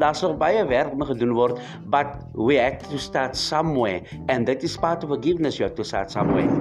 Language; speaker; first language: English; non-native, local second language; Afrikaans